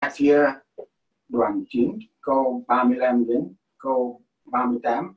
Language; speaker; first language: Vietnamese; non-native, learner; English